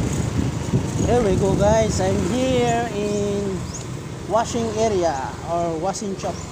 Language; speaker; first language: English; non-native, learner; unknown